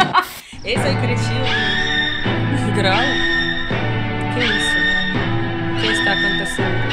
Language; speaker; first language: Portuguese; non-native, learner; Russian